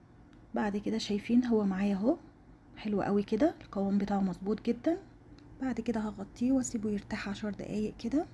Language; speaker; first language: Arabic; native; Arabic